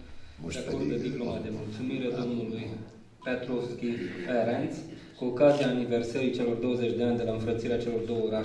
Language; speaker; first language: Romanian; native; Romanian